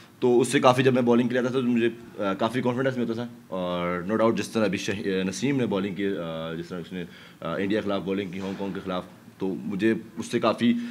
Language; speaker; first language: Urdu; native; Urdu